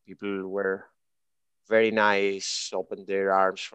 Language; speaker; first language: English; non-native, fluent; Greek